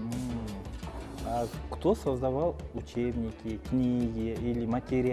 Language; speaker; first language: Russian; non-native, local second language; Kyrgyz